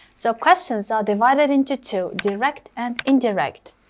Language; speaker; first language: English; non-native, fluent; Uzbek